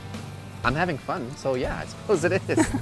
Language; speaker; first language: English; native; English